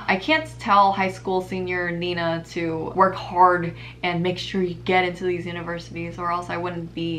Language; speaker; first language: English; native; English